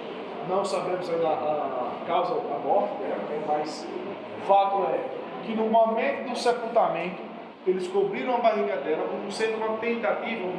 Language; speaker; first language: Portuguese; native; Portuguese